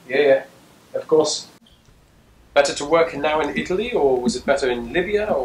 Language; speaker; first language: English; non-native, fluent; French